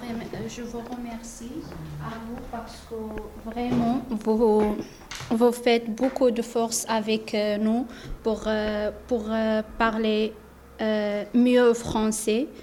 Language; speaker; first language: French; non-native, learner; Arabic